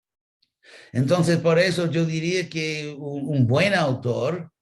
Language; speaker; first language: Spanish; non-native, fluent; English